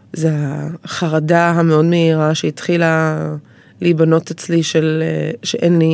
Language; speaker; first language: Hebrew; early bilingual, heritage; Hebrew